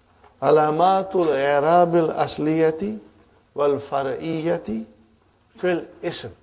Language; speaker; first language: Arabic; non-native, fluent; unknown